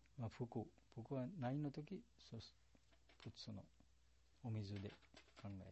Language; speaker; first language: Japanese; non-native, learner; Bangla